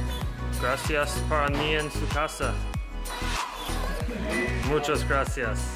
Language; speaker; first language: Spanish; non-native, learner; English